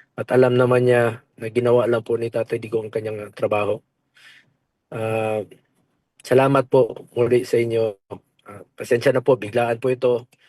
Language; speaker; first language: Filipino; non-native, local second language; Cebuano